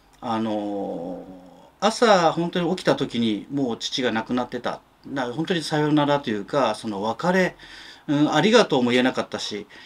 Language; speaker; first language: Japanese; native; Japanese